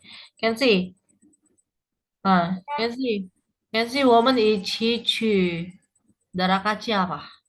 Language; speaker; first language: Chinese; non-native, fluent; Indonesian